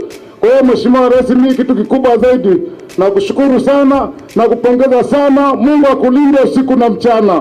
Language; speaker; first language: Swahili; native; Swahili